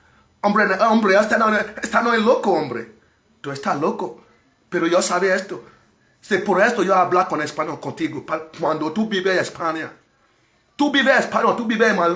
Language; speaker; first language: Spanish; non-native, learner; Bini